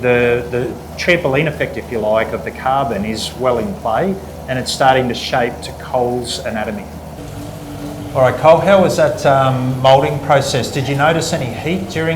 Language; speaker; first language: English; native; English